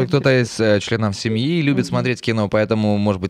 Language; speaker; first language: Russian; native; Russian